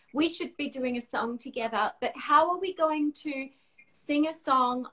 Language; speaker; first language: English; native; English